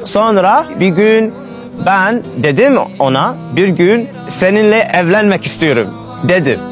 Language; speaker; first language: Turkish; non-native, learner; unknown